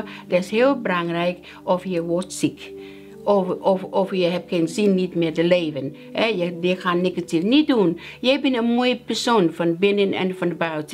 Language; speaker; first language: Dutch; non-native, learner; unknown